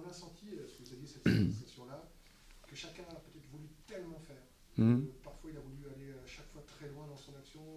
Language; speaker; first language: French; native; French